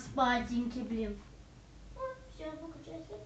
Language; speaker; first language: Russian; native; Russian